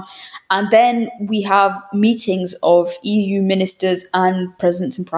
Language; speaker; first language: English; native; English